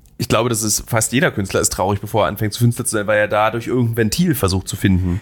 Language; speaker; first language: German; native; German